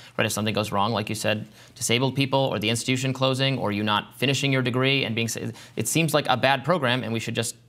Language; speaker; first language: English; native; English